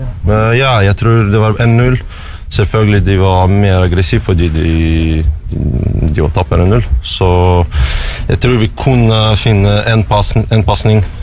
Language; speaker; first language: Norwegian; non-native, learner; Russian